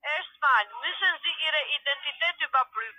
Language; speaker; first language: German; non-native, learner; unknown